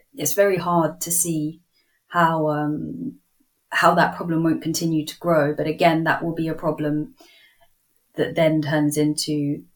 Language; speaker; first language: English; native; English